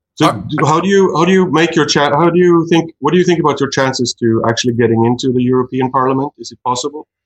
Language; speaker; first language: English; non-native, fluent; Norwegian